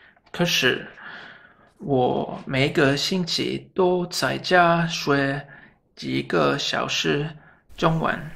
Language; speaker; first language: Chinese; non-native, learner; Swedish